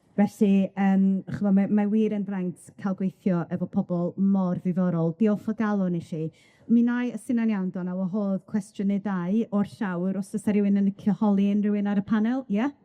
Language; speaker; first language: Welsh; native; Welsh